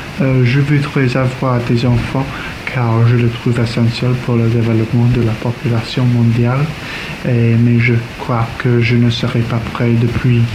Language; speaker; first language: French; non-native, learner; English